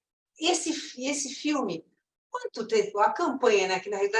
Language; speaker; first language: Portuguese; native; Portuguese